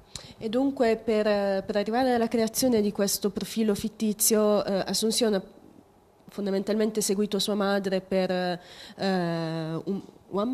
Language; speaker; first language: Italian; native; Italian